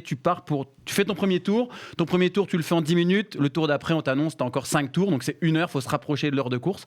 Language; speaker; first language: French; native; French